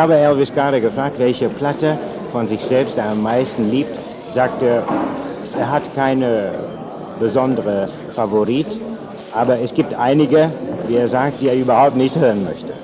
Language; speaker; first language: German; non-native, fluent; English